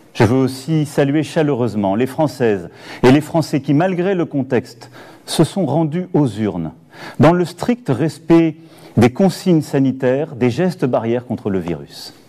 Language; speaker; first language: French; native; French